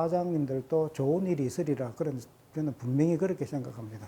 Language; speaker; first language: Korean; native; Korean